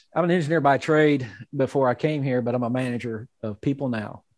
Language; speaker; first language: English; native; English